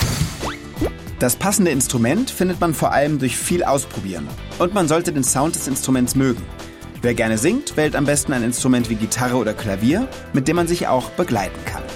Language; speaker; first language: German; native; German